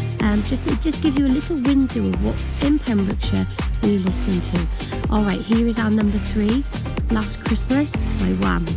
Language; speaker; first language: English; native; English